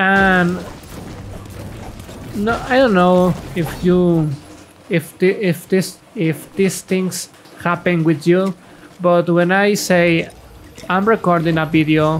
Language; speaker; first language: English; non-native, learner; Spanish